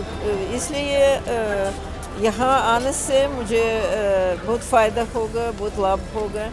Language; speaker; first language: Hindi; non-native, fluent; Russian